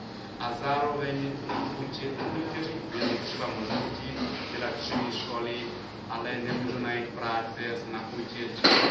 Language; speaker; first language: Czech; non-native, learner; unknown